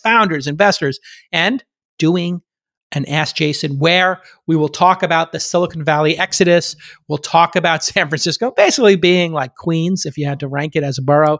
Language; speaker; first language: English; native; English